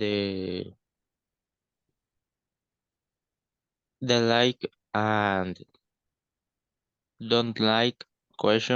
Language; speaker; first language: English; non-native, learner; Spanish